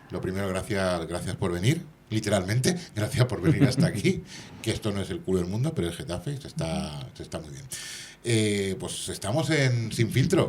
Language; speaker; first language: Spanish; native; Spanish